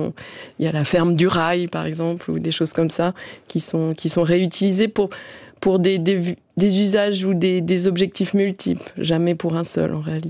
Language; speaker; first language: French; native; French